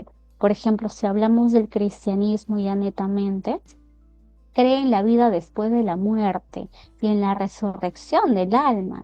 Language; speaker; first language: Spanish; native; Spanish